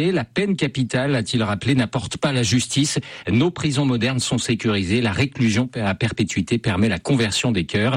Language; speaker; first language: French; native; French